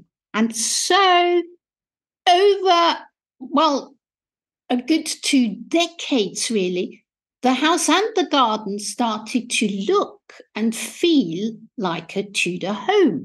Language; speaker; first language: English; non-native, fluent; German